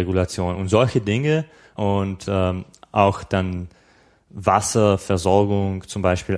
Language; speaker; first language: German; non-native, fluent; Slovak